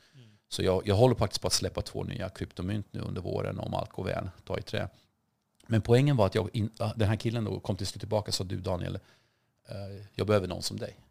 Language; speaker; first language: Swedish; early bilingual, other home language; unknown